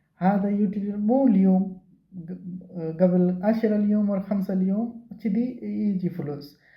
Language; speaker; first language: Arabic; non-native, learner; Bangla